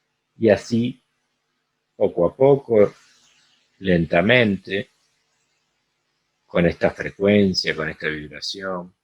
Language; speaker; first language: Spanish; native; Spanish